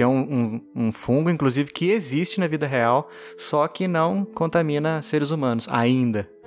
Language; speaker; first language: Portuguese; native; Portuguese